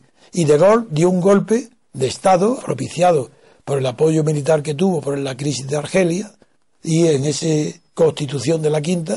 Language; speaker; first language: Spanish; native; Spanish